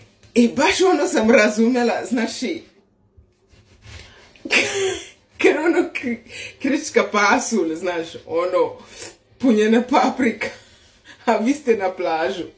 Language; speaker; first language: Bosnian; non-native, learner; Slovenian